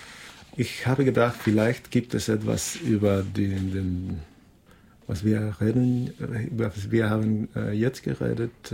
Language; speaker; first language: German; non-native, fluent; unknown